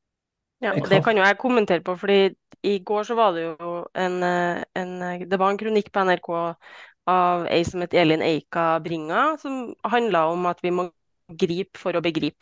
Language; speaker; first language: Norwegian; native; Norwegian